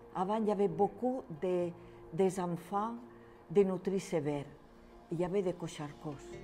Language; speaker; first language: French; non-native, fluent; Spanish